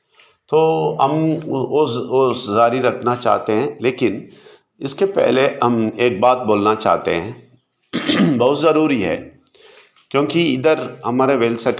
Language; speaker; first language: Hindi; non-native, local second language; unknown